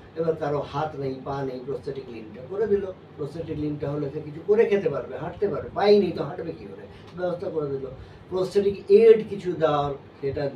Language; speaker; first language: Bangla; native; Bangla